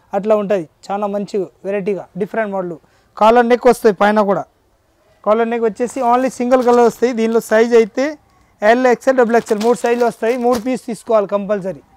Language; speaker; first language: Telugu; native; Telugu